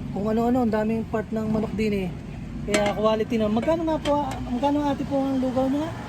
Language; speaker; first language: Filipino; native; Filipino